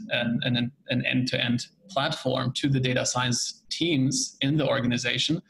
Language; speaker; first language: English; non-native, fluent; German